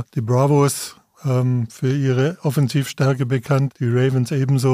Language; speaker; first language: German; native; German